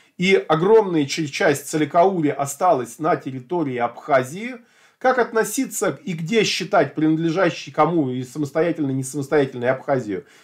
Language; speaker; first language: Russian; native; Russian